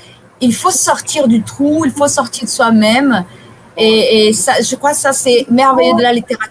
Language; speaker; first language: French; non-native, fluent; Portuguese